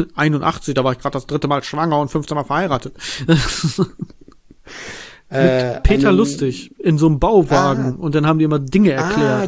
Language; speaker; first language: German; native; German